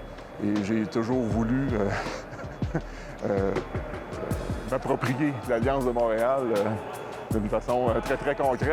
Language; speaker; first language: French; native; French